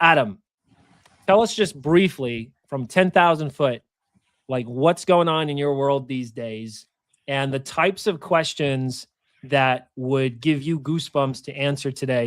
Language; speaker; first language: English; native; English